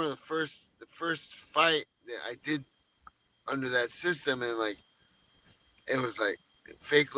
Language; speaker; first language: English; native; English